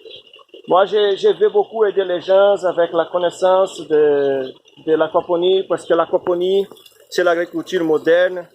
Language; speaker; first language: French; non-native, fluent; Portuguese